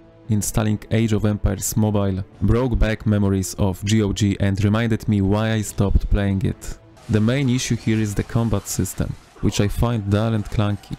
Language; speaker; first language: English; non-native, fluent; Polish